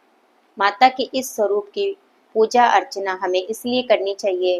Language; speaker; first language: Hindi; native; Hindi